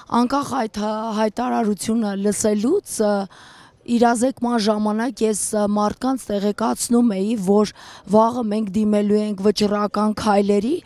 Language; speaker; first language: Armenian; native; Armenian